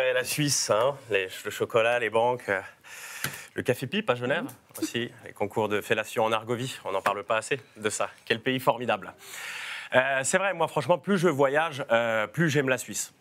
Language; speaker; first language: French; native; French